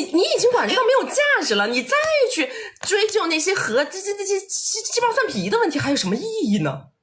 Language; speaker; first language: Chinese; native; Chinese